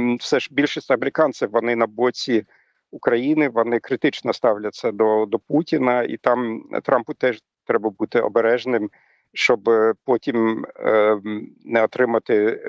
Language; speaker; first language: Ukrainian; non-native, fluent; German